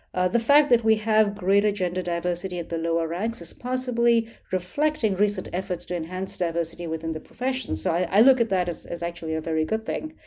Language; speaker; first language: English; non-native, local second language; Hindi